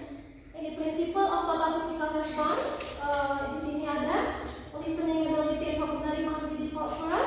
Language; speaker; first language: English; non-native, fluent; Indonesian